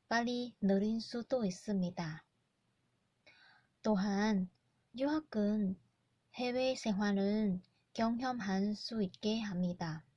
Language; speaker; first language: Korean; non-native, learner; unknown